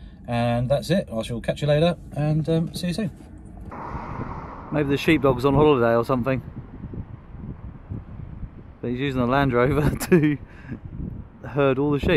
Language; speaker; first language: English; native; English